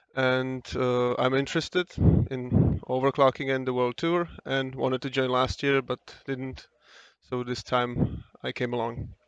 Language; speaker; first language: English; non-native, fluent; Czech